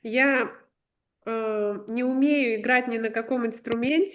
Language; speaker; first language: Russian; native; Russian